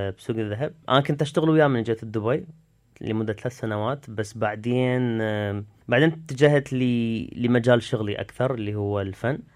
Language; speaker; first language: Arabic; early bilingual, heritage; Arabic